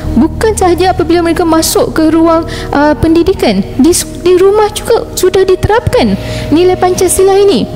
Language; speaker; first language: Malay; non-native, local second language; Tamil